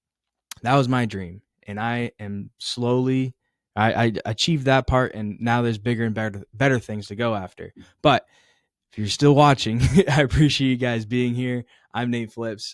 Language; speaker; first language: English; native; English